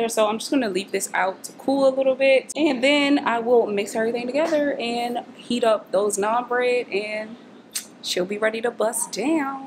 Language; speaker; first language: English; native; English